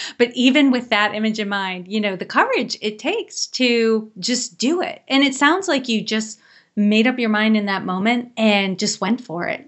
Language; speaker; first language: English; native; English